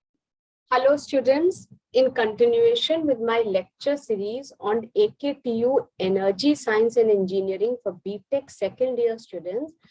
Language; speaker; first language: English; non-native, local second language; Hindi